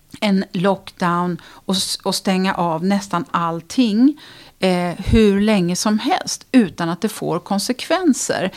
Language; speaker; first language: Swedish; native; Swedish